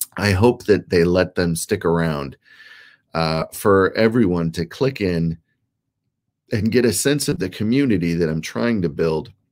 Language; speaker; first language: English; native; English